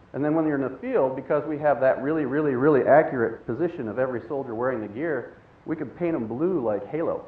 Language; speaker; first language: English; native; English